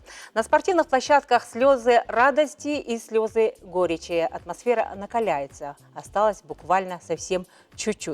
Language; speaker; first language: Russian; native; Russian